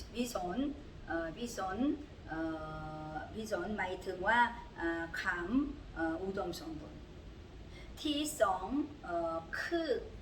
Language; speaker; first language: Thai; non-native, learner; Korean